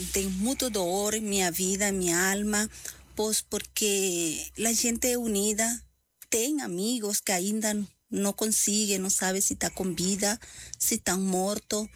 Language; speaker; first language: Portuguese; non-native, learner; Spanish